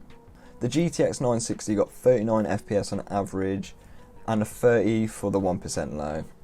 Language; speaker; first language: English; native; English